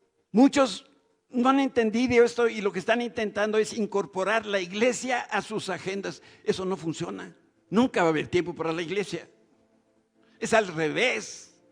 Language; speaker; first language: Spanish; native; Spanish